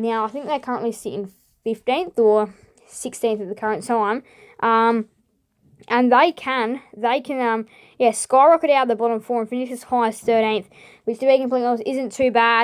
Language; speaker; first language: English; native; English